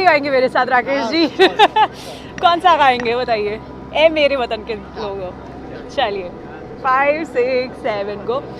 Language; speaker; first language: Hindi; native; Hindi